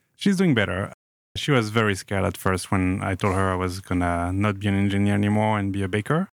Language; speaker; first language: English; non-native, fluent; French